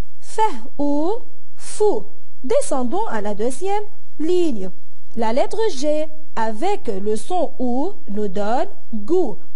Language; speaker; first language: French; non-native, local second language; Arabic